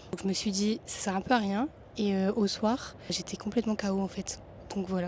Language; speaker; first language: French; native; French